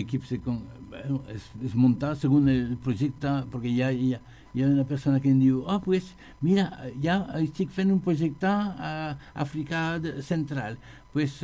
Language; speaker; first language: Catalan; non-native, learner; French